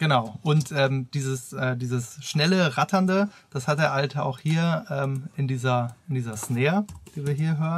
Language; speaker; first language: German; native; German